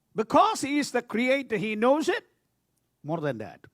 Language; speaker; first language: English; non-native, local second language; Malayalam